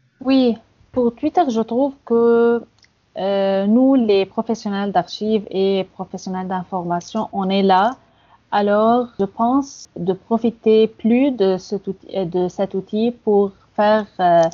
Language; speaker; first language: French; non-native, fluent; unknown